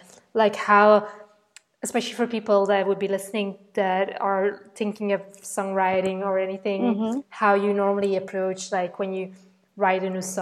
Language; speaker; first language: English; non-native, fluent; Dutch